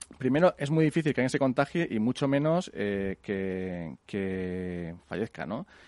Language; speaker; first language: Spanish; native; Spanish